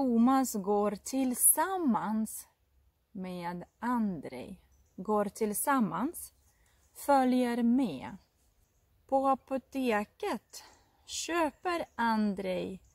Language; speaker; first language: Swedish; non-native, fluent; Russian